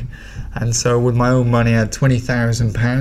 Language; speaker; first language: English; native; English